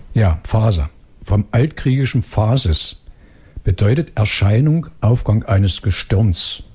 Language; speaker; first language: German; native; German